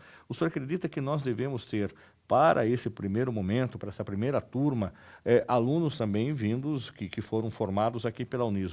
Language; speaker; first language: Portuguese; native; Portuguese